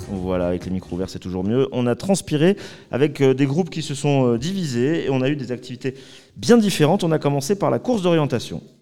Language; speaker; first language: French; native; French